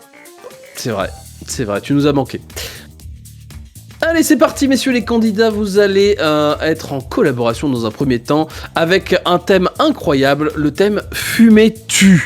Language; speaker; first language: French; native; French